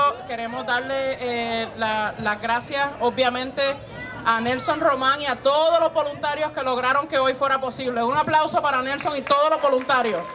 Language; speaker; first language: Spanish; native; Spanish